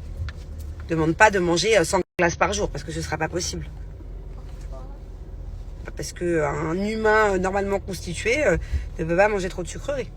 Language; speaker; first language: French; native; French